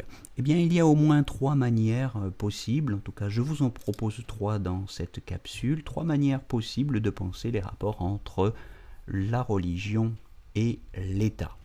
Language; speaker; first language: French; native; French